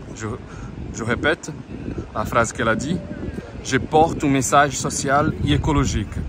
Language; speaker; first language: French; non-native, fluent; Portuguese